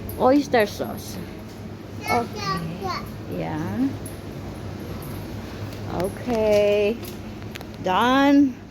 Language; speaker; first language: English; non-native, local second language; Filipino